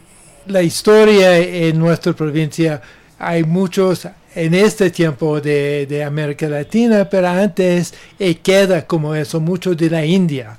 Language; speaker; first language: Spanish; non-native, learner; English